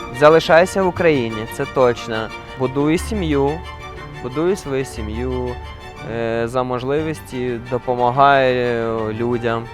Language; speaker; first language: Ukrainian; native; Ukrainian